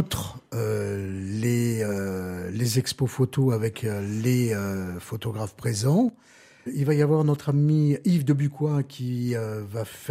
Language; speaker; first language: French; native; French